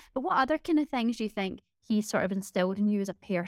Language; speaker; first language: English; native; English